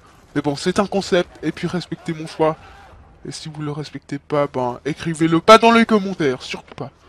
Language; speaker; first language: French; native; French